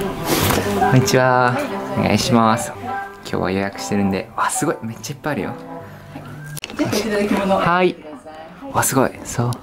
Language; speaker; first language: Japanese; native; Japanese